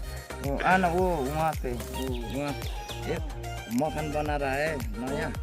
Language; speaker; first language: Hindi; non-native, local second language; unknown